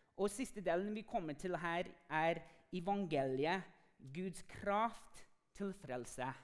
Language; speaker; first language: Norwegian; non-native, fluent; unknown